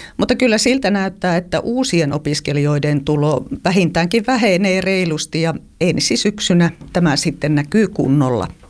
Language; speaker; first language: Finnish; native; Finnish